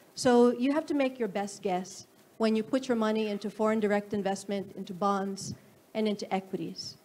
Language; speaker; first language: English; non-native, local second language; Filipino